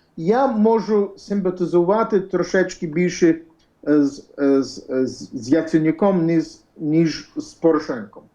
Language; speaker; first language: Ukrainian; early bilingual, heritage; Ukrainian